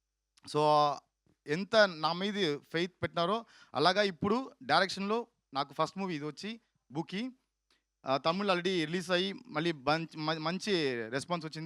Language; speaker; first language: Telugu; non-native, learner; Tamil